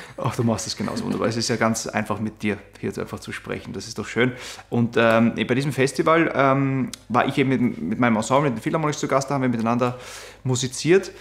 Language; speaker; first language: German; native; German